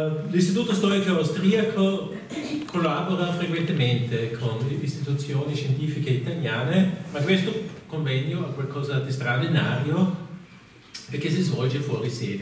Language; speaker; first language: Italian; non-native, fluent; German